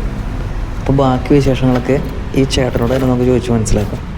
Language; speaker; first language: Malayalam; native; Malayalam